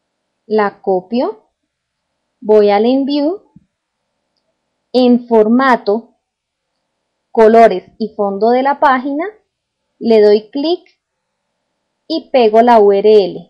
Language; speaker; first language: Spanish; native; Spanish